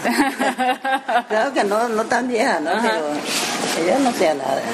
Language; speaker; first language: Spanish; early bilingual, other home language; Japanese